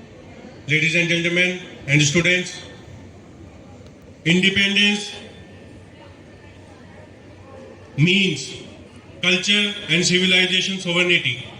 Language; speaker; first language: English; non-native, local second language; Hindi